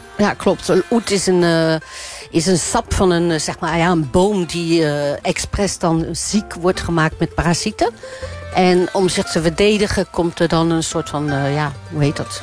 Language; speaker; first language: Dutch; native; Dutch